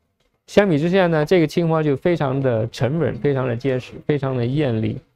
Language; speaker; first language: Chinese; native; Chinese